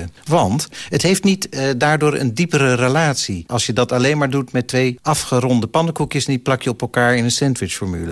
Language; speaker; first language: Dutch; native; Dutch